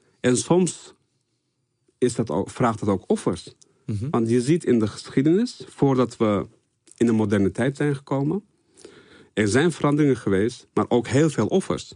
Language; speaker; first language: Dutch; early bilingual, other home language; Turkish